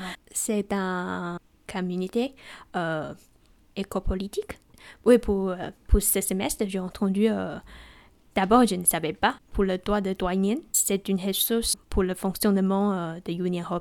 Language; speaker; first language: French; non-native, learner; Chinese